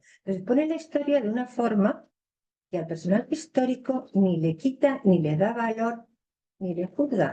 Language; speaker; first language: Spanish; native; Spanish